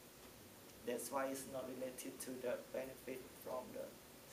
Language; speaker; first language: English; non-native, learner; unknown